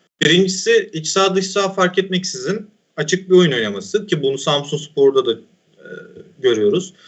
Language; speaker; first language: Turkish; native; Turkish